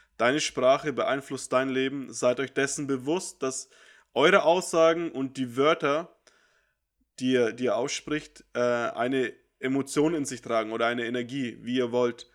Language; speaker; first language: German; native; German